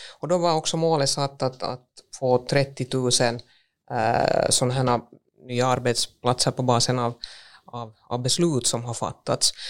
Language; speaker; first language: Swedish; native; Swedish